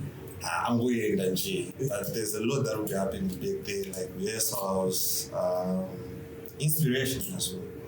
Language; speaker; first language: English; non-native, local second language; Shona